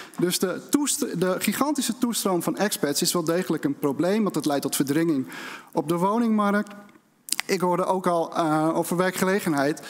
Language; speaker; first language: Dutch; native; Dutch